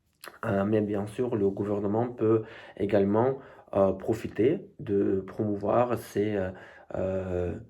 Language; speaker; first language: French; non-native, fluent; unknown